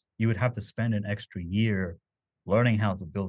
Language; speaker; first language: English; early bilingual, other home language; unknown